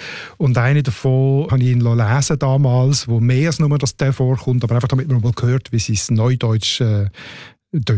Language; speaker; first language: German; native; German